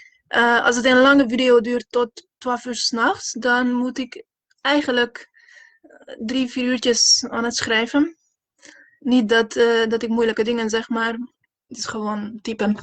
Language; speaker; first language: Dutch; non-native, fluent; Hungarian